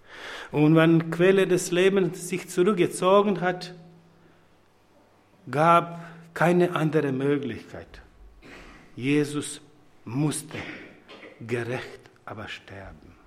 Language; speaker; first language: German; non-native, fluent; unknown